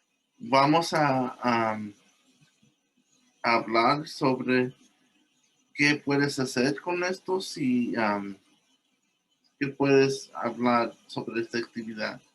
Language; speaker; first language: Spanish; early bilingual, heritage; English